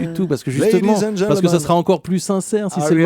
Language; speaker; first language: French; native; French